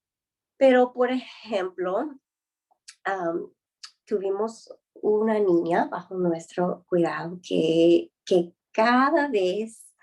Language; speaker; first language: Spanish; non-native, fluent; English